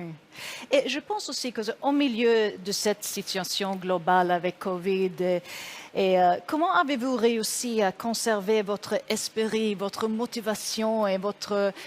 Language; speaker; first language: French; non-native, learner; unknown